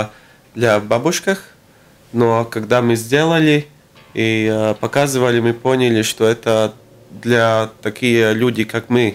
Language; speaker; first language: Russian; non-native, local second language; Latvian